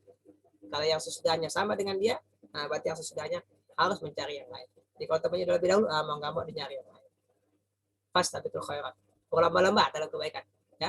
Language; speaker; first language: Indonesian; native; Indonesian